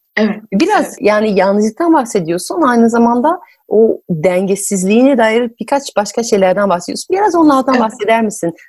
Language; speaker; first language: Turkish; non-native, fluent; French